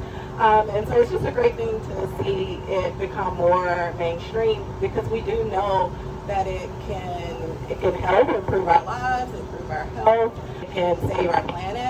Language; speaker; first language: English; native; English